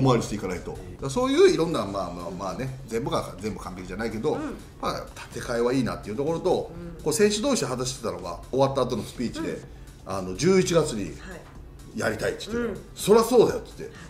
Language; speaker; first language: Japanese; native; Japanese